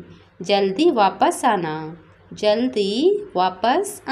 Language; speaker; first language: Hindi; non-native, local second language; Odia